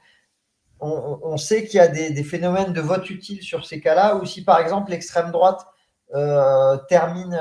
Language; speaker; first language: French; native; French